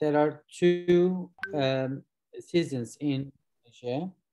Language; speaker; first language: English; non-native, learner; Turkish